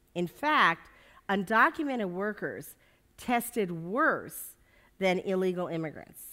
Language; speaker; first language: English; native; English